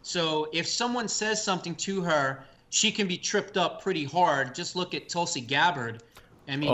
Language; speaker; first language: English; native; English